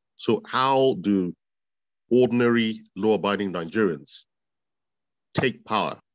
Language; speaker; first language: English; non-native, local second language; Bini